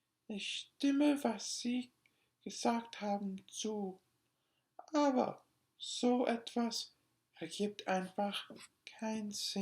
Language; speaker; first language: German; non-native, learner; English